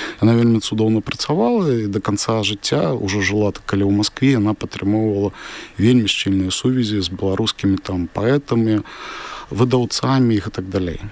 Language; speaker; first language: Belarusian; non-native, local second language; Russian